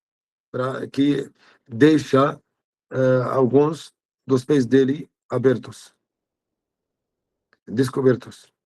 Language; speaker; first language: Portuguese; non-native, fluent; Arabic